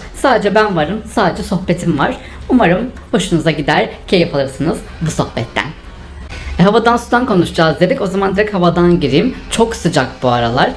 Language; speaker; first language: Turkish; native; Turkish